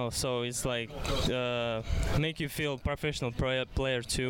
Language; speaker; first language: English; non-native, learner; Russian